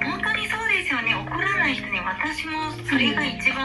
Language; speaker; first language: Japanese; native; Japanese